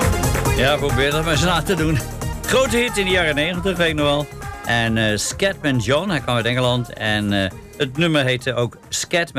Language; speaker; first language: Dutch; native; Dutch